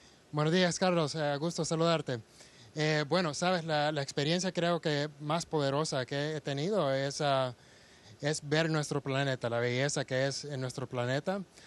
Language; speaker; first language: Spanish; early bilingual, heritage; Spanish